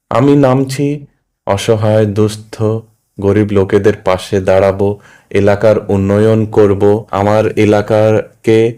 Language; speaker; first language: Bangla; early bilingual, heritage; Bangla